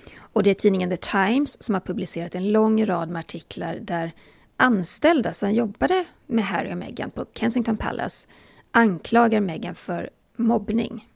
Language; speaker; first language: Swedish; native; Swedish